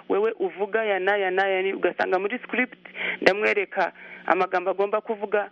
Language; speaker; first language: Kinyarwanda; early bilingual, heritage; Kinyarwanda